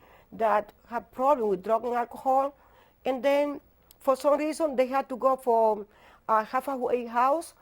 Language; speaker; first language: English; non-native, local second language; Spanish